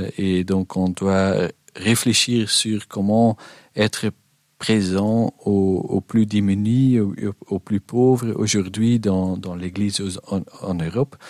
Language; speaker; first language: French; non-native, local second language; Dutch